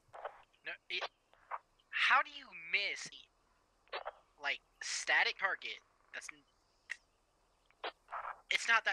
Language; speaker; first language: English; native; English